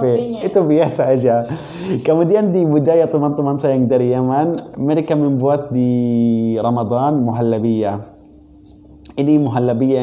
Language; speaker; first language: Indonesian; non-native, learner; Arabic